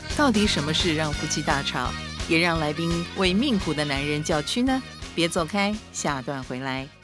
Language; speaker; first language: Chinese; native; Chinese